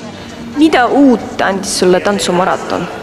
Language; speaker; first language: Estonian; native; Estonian